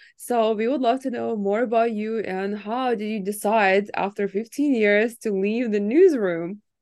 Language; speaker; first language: English; non-native, fluent; Ukrainian